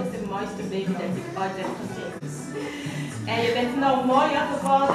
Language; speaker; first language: Dutch; non-native, fluent; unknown